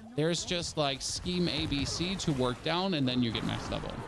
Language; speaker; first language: English; non-native, fluent; German